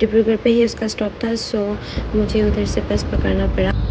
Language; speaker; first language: Hindi; non-native, local second language; Assamese